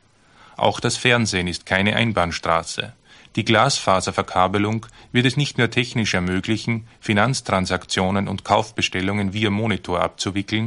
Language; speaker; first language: German; native; German